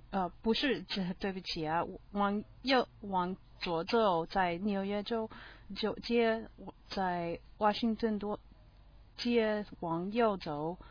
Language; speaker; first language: Chinese; non-native, learner; English